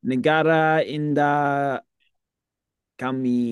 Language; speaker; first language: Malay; non-native, learner; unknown